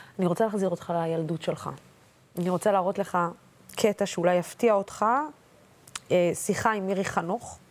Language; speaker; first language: Hebrew; non-native, local second language; Arabic